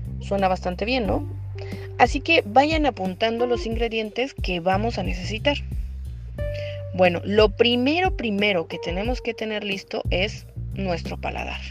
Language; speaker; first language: Spanish; native; Spanish